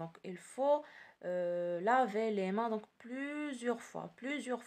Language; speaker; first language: French; non-native, local second language; Arabic